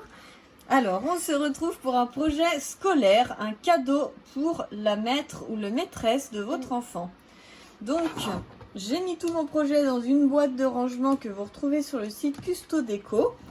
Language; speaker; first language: French; native; French